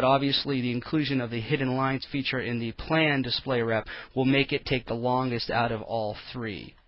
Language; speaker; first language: English; native; English